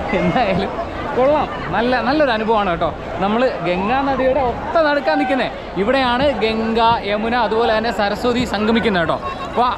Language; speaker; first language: Malayalam; native; Malayalam